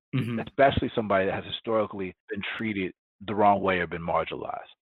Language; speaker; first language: English; early bilingual, other home language; Spanish